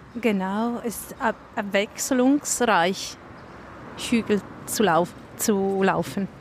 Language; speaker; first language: German; non-native, local second language; Italian